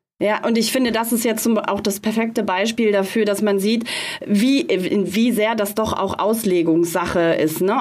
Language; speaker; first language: German; native; German